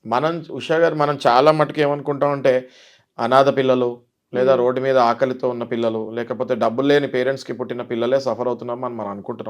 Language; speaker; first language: Telugu; native; Telugu